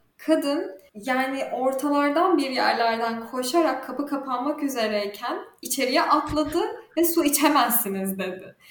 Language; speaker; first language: Turkish; native; Turkish